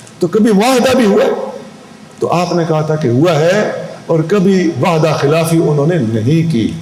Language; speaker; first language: Urdu; non-native, local second language; Punjabi